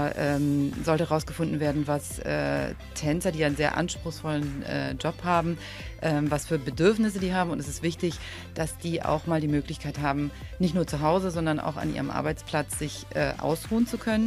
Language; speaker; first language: German; native; German